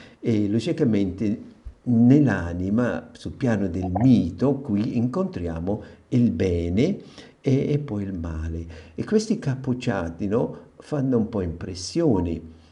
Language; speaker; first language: Italian; non-native, fluent; German